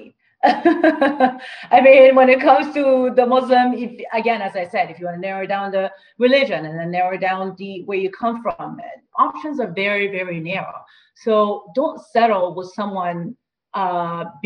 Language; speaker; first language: English; non-native, fluent; Arabic